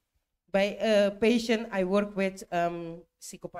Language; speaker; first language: Dutch; non-native, learner; Papiamento